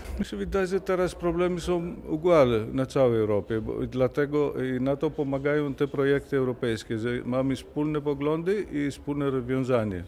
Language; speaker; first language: Polish; non-native, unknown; Greek